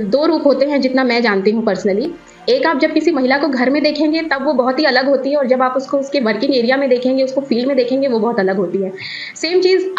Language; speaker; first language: Hindi; native; Hindi